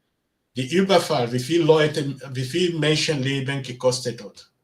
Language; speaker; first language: German; non-native, learner; Bini